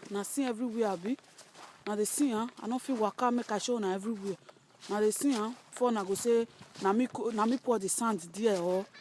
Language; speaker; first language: Nigerian Pidgin; native; Nigerian Pidgin